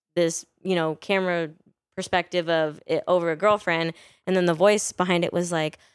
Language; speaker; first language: English; early bilingual, other home language; Filipino